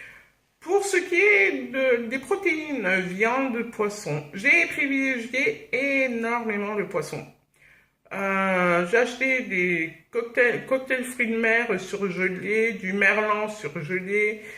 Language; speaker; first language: French; native; French